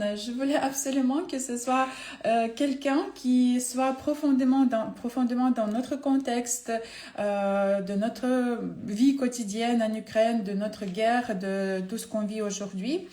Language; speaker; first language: French; non-native, fluent; Ukrainian